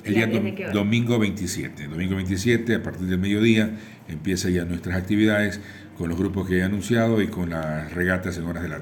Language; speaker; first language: Spanish; native; Spanish